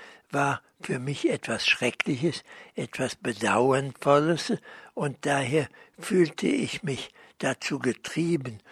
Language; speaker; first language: German; early bilingual, heritage; German